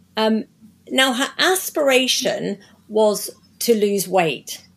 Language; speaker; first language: English; native; English